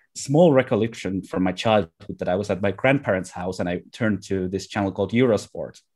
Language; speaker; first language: English; non-native, fluent; Finnish